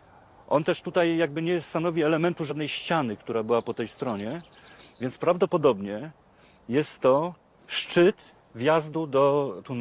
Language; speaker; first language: Polish; native; Polish